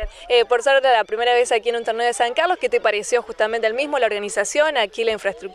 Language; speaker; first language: Spanish; native; Spanish